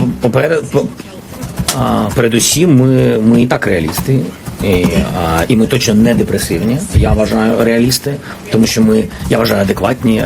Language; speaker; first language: Ukrainian; non-native, local second language; Russian